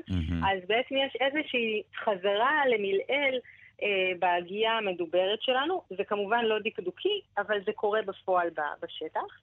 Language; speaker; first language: Hebrew; native; Hebrew